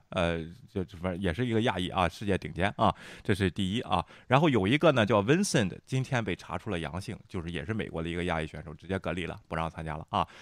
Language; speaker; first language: Chinese; native; Chinese